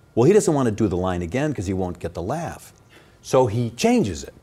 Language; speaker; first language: English; native; English